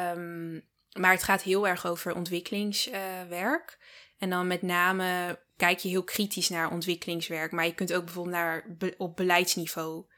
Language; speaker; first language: Dutch; early bilingual, other home language; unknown